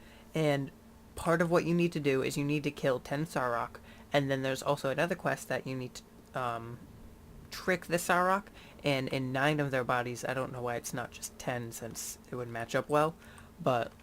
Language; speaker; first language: English; native; English